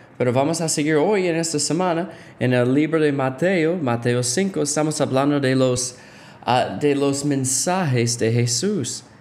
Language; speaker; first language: Spanish; non-native, fluent; English